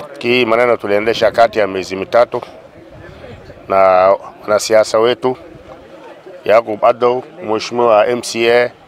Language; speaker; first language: Swahili; non-native, local second language; Oromo